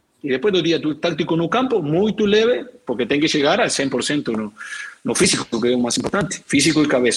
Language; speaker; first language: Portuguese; non-native, learner; Spanish